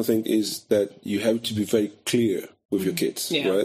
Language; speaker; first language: English; non-native, fluent; Portuguese